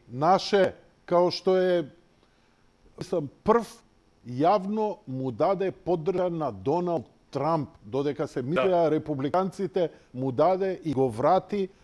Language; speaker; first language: Macedonian; native; Macedonian